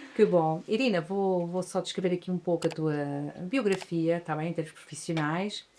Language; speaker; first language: Portuguese; native; Portuguese